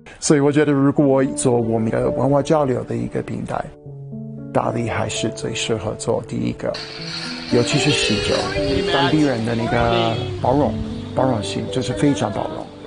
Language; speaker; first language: Chinese; non-native, fluent; English